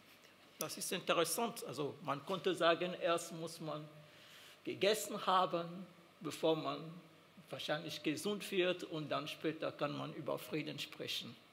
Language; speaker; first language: German; non-native, fluent; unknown